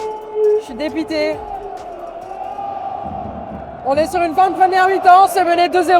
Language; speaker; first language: French; native; French